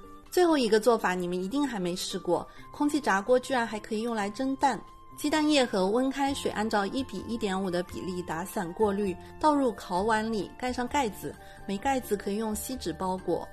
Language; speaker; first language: Chinese; native; Chinese